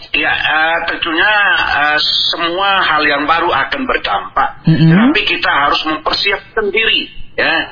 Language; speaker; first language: Indonesian; non-native, local second language; Sasak